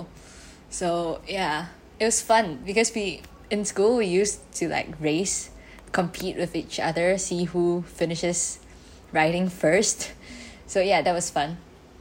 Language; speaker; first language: English; non-native, local second language; Chinese